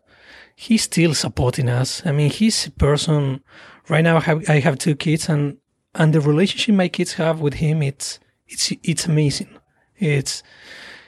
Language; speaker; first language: English; non-native, fluent; Spanish